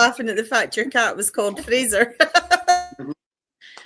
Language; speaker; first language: English; native; English